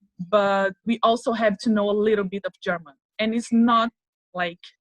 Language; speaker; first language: English; non-native, fluent; Portuguese